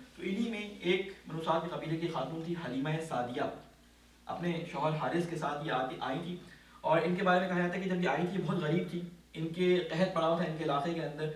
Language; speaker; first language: Urdu; native; Urdu